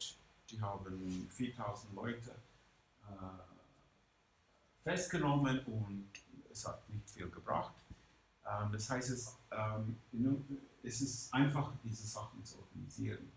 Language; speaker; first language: German; non-native, fluent; English